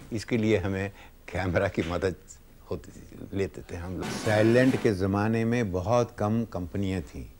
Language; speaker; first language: Hindi; non-native, local second language; Telugu